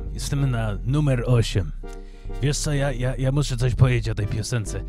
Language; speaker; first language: Polish; early bilingual, heritage; English